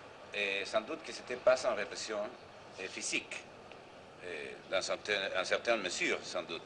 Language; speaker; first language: French; non-native, fluent; Spanish